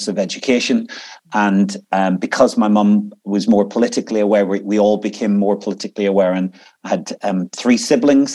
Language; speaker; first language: English; native; English